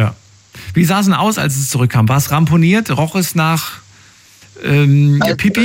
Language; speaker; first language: German; native; German